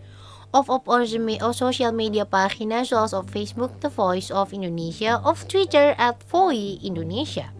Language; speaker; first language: Dutch; non-native, learner; Indonesian